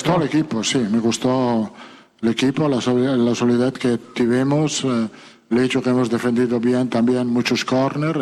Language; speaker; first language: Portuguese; non-native, fluent; Italian